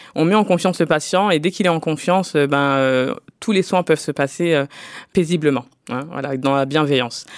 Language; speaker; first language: French; native; French